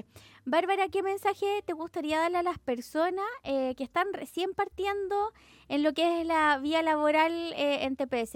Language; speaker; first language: Spanish; native; Spanish